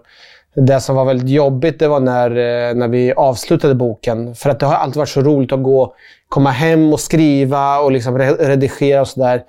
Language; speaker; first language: Swedish; early bilingual, other home language; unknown